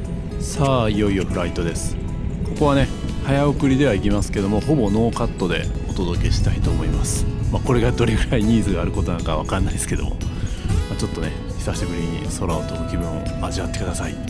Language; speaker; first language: Japanese; native; Japanese